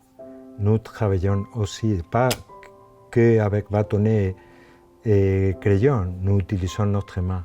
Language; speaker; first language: French; non-native, fluent; Spanish